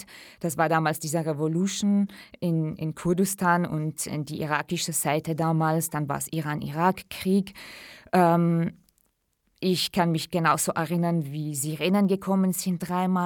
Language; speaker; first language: German; early bilingual, other home language; Central Kurdish